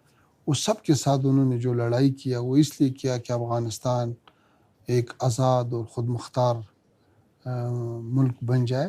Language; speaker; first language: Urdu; non-native, learner; Pashto